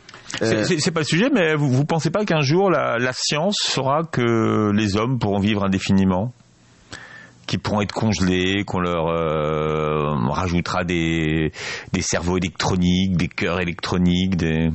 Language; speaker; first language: French; native; French